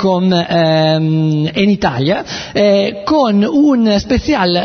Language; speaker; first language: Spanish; non-native, learner; Italian